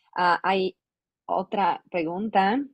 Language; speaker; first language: Spanish; non-native, fluent; Slovak